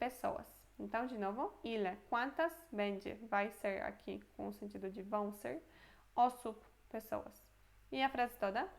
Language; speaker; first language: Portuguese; non-native, fluent; Polish